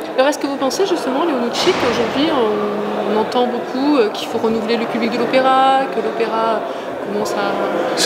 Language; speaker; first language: French; native; French